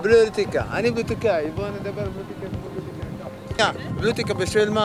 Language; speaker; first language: Hebrew; non-native, learner; Arabic